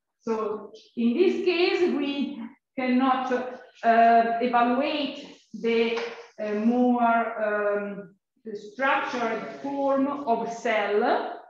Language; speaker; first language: English; non-native, fluent; Italian